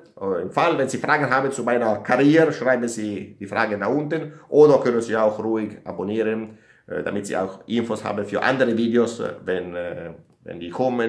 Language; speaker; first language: German; non-native, learner; Italian